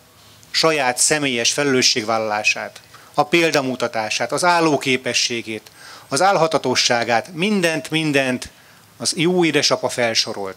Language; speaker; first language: Hungarian; native; Hungarian